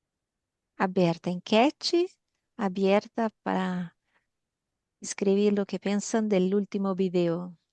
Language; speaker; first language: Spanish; non-native, learner; Portuguese